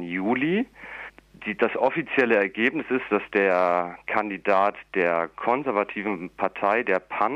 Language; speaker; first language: German; native; German